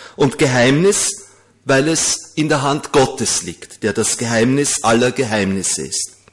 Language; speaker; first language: German; native; German